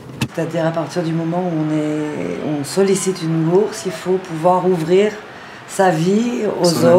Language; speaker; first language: French; native; French